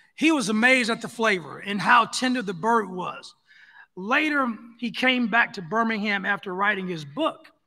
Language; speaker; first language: English; native; English